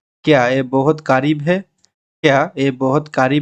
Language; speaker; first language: Hindi; non-native, learner; Bangla